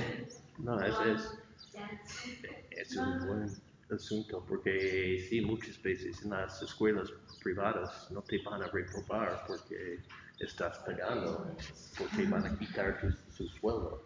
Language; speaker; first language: Spanish; non-native, fluent; English